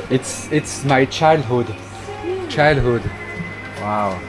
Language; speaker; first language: English; non-native, fluent; French